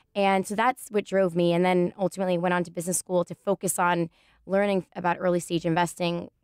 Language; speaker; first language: English; native; English